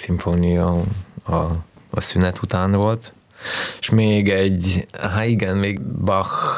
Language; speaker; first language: Hungarian; non-native, fluent; Russian